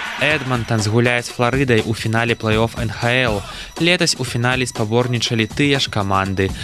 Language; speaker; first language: Belarusian; native; Belarusian